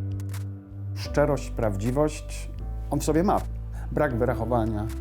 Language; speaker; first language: Polish; native; Polish